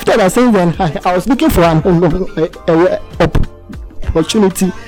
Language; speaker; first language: English; non-native, local second language; Akan